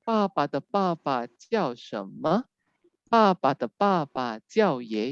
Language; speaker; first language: Chinese; non-native, fluent; Indonesian